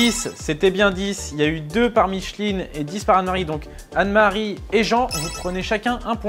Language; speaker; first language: French; native; French